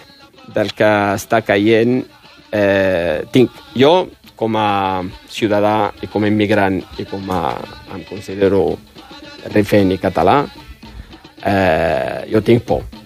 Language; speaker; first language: Catalan; early bilingual, other home language; Riffian